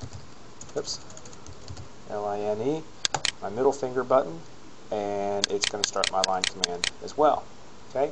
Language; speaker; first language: English; native; English